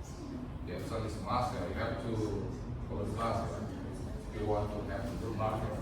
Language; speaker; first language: English; non-native, fluent; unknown